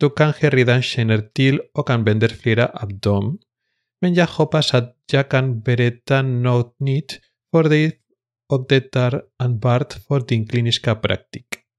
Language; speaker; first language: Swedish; non-native, fluent; Spanish